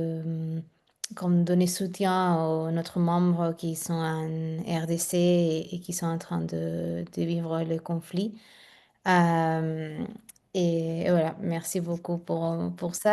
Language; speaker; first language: French; non-native, fluent; Spanish